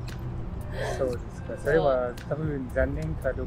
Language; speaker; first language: Japanese; non-native, learner; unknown